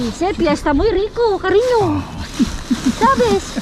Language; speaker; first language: Spanish; non-native, learner; Filipino